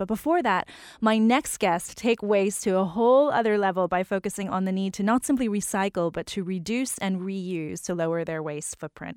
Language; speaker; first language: English; native; English